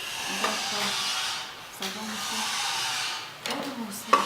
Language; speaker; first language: French; non-native, fluent; Vietnamese